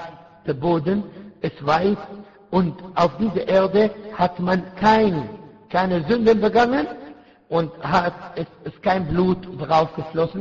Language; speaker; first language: German; non-native, fluent; Arabic